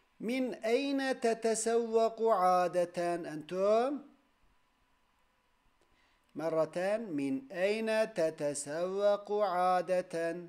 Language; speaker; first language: Arabic; non-native, fluent; Turkish